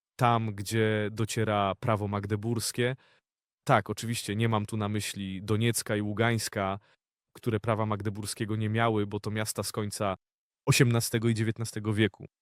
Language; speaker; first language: Polish; non-native, fluent; Ukrainian